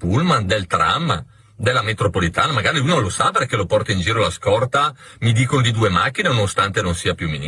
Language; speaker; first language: Italian; native; Italian